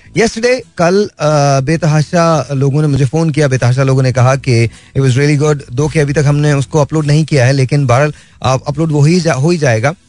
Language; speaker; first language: Urdu; native; Urdu